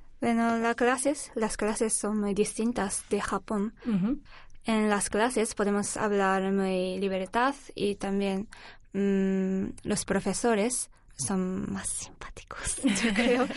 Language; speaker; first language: Spanish; non-native, learner; Japanese